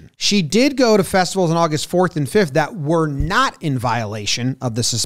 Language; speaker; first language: English; native; English